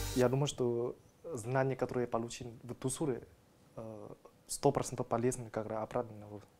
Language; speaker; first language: Russian; non-native, fluent; Vietnamese